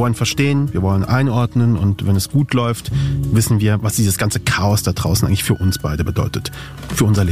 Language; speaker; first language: German; early bilingual, other home language; Persian